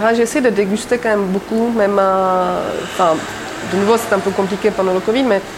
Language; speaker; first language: French; non-native, fluent; Czech